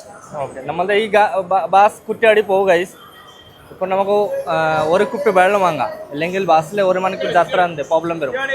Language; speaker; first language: Malayalam; non-native, learner; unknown